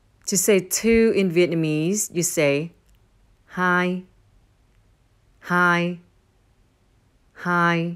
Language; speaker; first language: English; non-native, fluent; Vietnamese